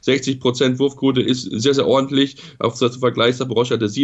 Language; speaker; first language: German; native; German